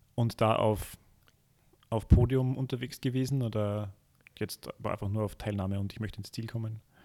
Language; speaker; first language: German; native; German